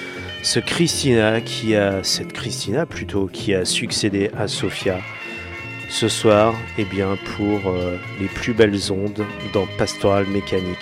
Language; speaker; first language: French; native; French